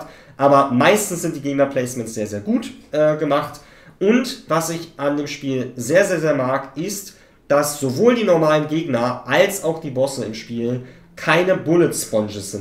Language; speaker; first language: German; native; German